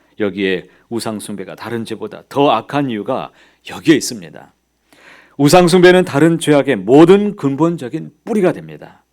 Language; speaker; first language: Korean; native; Korean